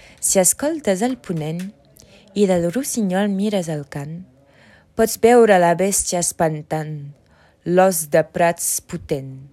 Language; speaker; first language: Catalan; non-native, local second language; French